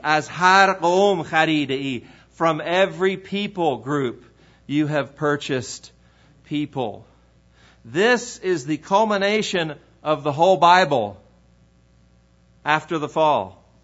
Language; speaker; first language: English; native; English